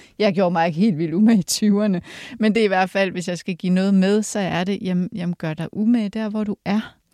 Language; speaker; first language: Danish; early bilingual, other home language; Polish